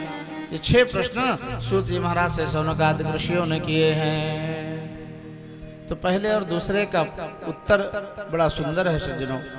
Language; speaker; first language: Hindi; native; Hindi